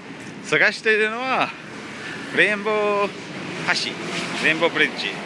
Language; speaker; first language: Japanese; non-native, learner; English